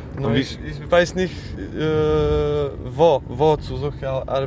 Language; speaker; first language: German; non-native, learner; Serbian